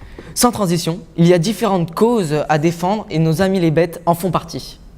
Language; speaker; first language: French; native; French